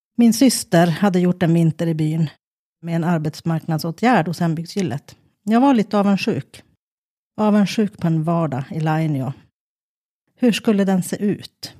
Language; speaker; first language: Swedish; native; Swedish